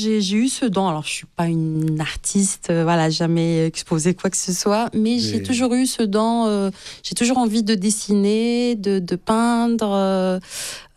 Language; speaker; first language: French; non-native, local second language; Arabic